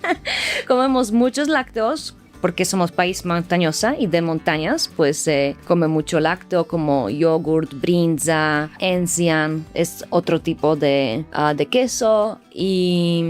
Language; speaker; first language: Spanish; non-native, fluent; Slovak